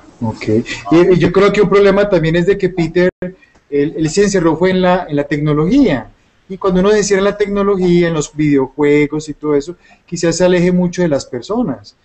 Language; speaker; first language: Spanish; native; Spanish